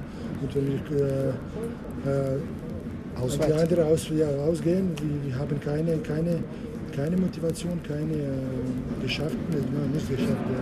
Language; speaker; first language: German; non-native, learner; English